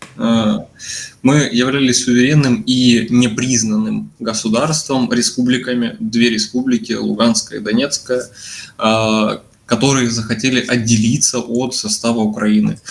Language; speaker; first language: Russian; native; Russian